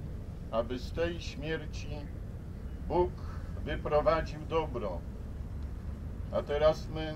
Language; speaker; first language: Polish; native; Polish